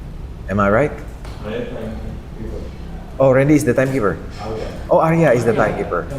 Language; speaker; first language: English; non-native, fluent; Indonesian